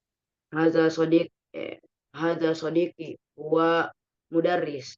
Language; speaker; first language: Arabic; non-native, learner; Indonesian